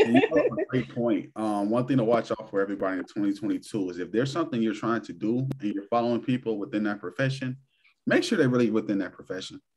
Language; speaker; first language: English; native; English